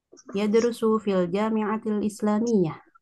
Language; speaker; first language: Arabic; non-native, learner; Indonesian